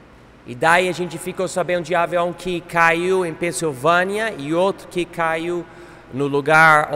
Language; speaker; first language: Portuguese; non-native, fluent; English